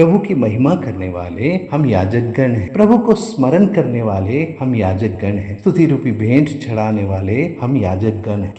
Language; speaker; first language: Hindi; native; Hindi